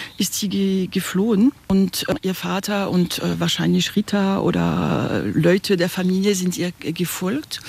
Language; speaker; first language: German; non-native, local second language; French